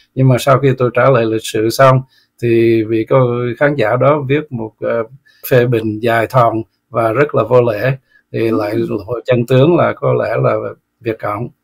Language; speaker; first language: Vietnamese; native; Vietnamese